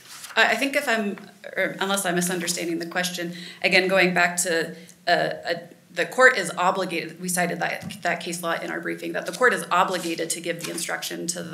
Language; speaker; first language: English; native; English